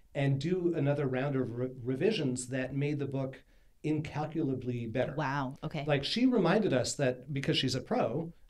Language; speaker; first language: English; native; English